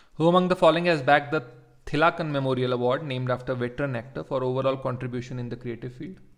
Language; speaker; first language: English; non-native, local second language; Hindi